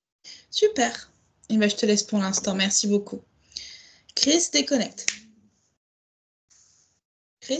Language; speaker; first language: French; native; French